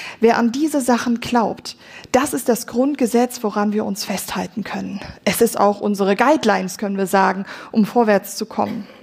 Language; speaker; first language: German; native; German